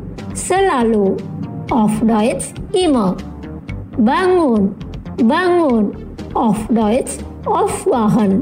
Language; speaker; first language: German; non-native, fluent; Indonesian